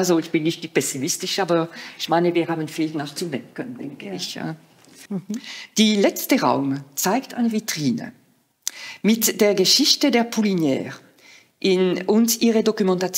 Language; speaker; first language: German; non-native, fluent; French